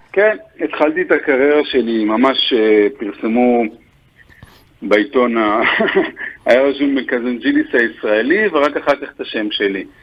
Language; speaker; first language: Hebrew; native; Hebrew